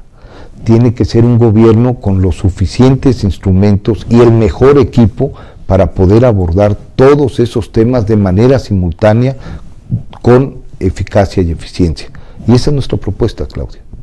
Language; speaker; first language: Spanish; native; Spanish